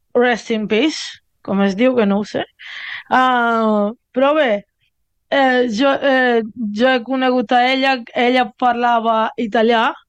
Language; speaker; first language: Catalan; non-native, learner; Italian